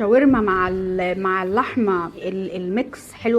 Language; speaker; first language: Arabic; native; Arabic